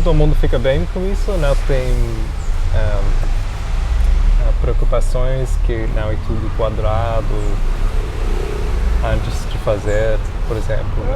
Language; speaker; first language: Portuguese; non-native, fluent; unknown